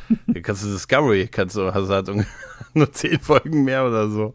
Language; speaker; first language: German; native; German